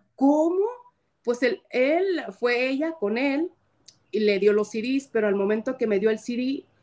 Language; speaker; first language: Spanish; native; Spanish